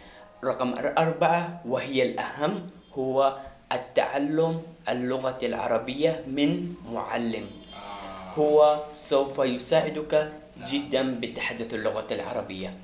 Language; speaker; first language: Arabic; non-native, fluent; Somali